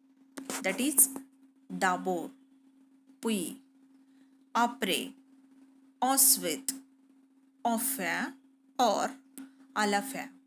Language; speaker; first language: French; non-native, learner; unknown